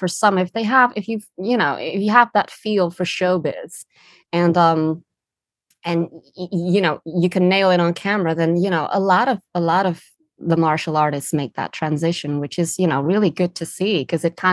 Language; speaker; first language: English; non-native, fluent; Dutch